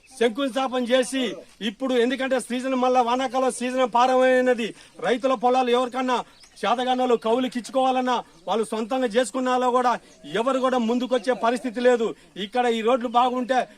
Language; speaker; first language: Telugu; native; Telugu